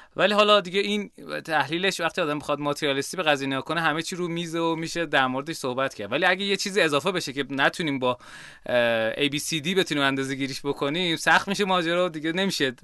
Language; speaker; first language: Persian; native; Persian